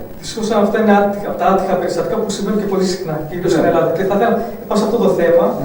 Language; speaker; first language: Greek; early bilingual, other home language; Arabic